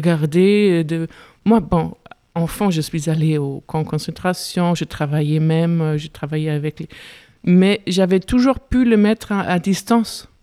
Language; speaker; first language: French; non-native, fluent; German